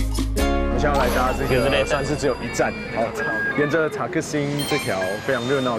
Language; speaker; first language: Chinese; native; Chinese